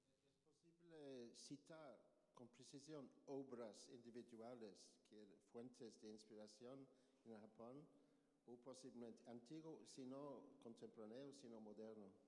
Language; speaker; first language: Spanish; non-native, learner; English